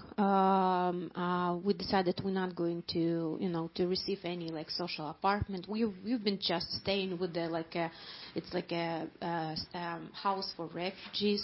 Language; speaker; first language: English; non-native, fluent; Ukrainian